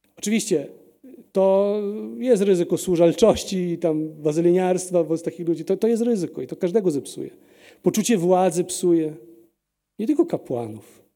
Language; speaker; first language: Polish; early bilingual, heritage; Polish